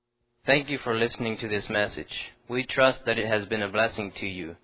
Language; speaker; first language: English; native; English